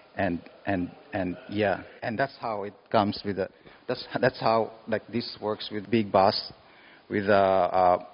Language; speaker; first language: English; non-native, local second language; Cebuano